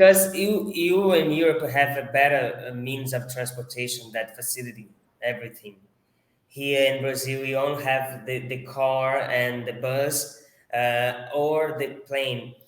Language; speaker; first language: English; non-native, fluent; Portuguese